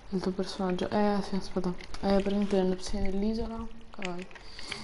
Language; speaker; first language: Italian; native; Italian